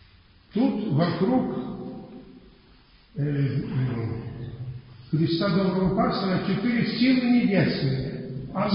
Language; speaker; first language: Russian; non-native, fluent; Polish